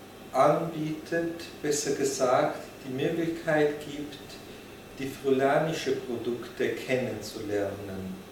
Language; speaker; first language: German; non-native, fluent; Italian